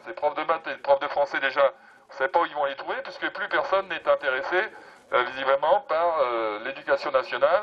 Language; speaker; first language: French; native; French